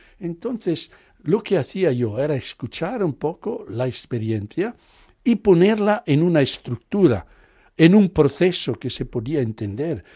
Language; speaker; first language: Spanish; non-native, fluent; Italian